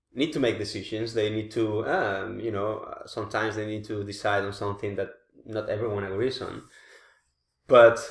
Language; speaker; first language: English; non-native, fluent; Spanish